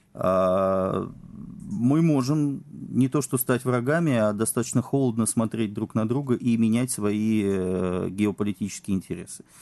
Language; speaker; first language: Russian; native; Russian